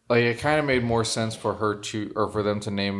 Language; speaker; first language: English; native; English